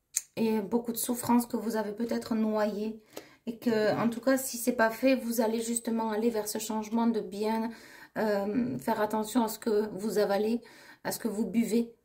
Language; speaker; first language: French; native; French